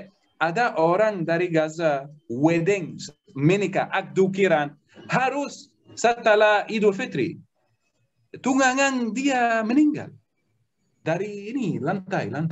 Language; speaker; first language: Indonesian; non-native, learner; Arabic